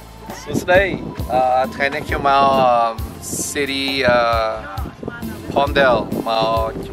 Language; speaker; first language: English; non-native, learner; Khmer